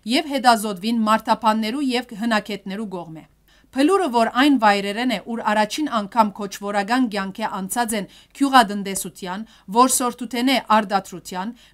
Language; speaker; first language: Armenian; early bilingual, heritage; Armenian